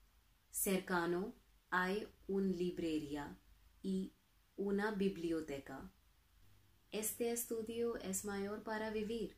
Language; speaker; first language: Spanish; non-native, learner; Hindi